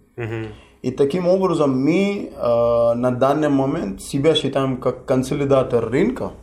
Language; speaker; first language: Russian; non-native, fluent; Hindi